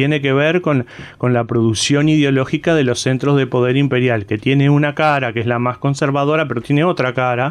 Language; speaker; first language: Spanish; native; Spanish